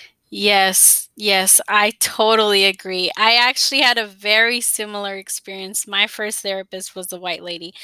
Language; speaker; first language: English; early bilingual, other home language; Spanish